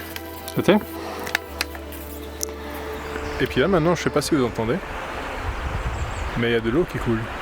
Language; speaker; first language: French; native; French